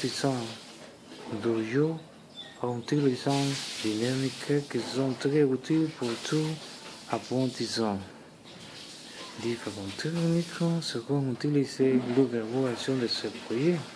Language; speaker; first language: French; non-native, learner; Spanish